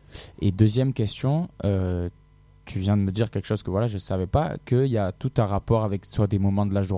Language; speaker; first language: French; native; French